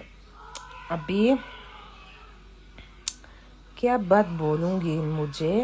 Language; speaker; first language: Hindi; non-native, local second language; Mizo